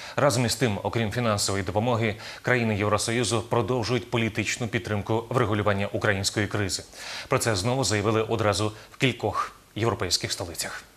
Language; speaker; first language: Ukrainian; native; Ukrainian